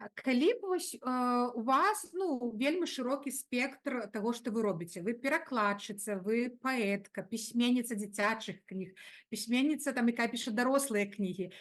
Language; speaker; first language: Belarusian; non-native, local second language; Russian